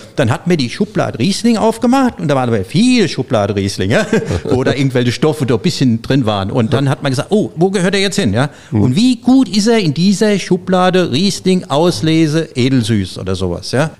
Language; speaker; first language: German; native; German